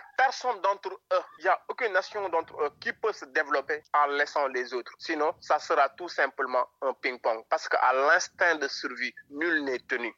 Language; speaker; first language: French; non-native, local second language; Wolof